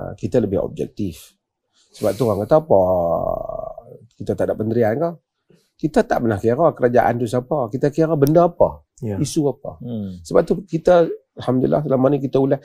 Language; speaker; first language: Malay; native; Malay